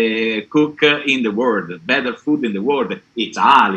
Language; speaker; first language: English; non-native, learner; Italian